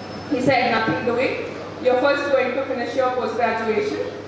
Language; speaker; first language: English; non-native, local second language; Telugu